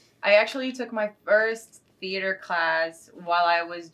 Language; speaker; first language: English; non-native, fluent; Spanish